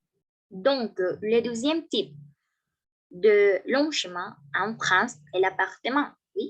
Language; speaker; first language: French; non-native, learner; Spanish